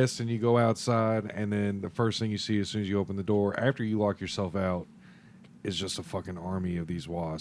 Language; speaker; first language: English; native; English